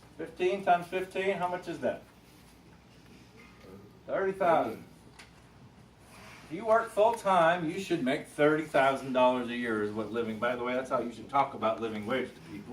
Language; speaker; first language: English; native; English